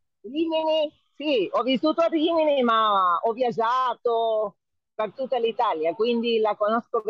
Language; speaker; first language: Italian; non-native, fluent; Spanish